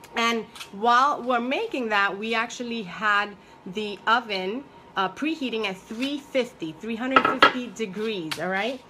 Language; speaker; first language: English; early bilingual, other home language; Spanish